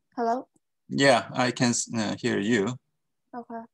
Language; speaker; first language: English; non-native, fluent; Korean